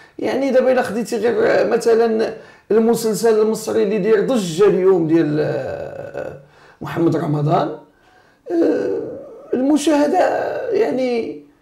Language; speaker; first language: Arabic; native; Arabic